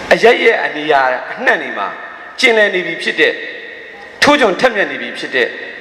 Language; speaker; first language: Burmese; native; Burmese